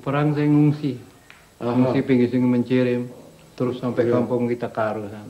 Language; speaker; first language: Indonesian; non-native, local second language; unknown